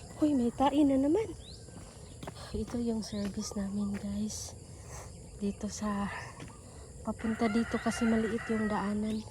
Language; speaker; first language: Filipino; non-native, local second language; Bikol